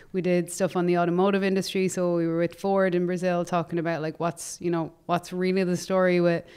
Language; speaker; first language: English; native; English